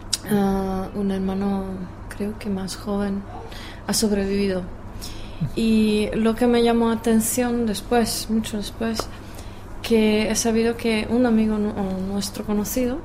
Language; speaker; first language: Spanish; non-native, fluent; Czech